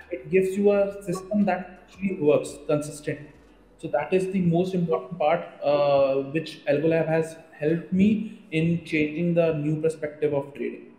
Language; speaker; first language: English; non-native, local second language; Hindi